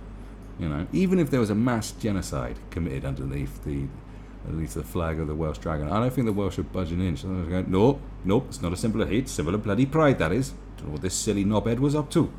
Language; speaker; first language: English; native; English